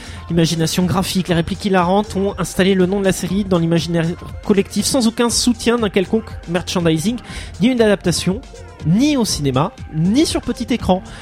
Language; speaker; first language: French; native; French